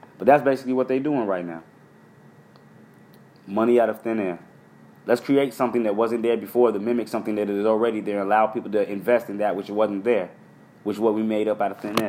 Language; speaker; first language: English; native; English